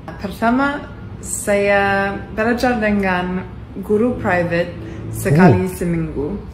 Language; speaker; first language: Indonesian; non-native, learner; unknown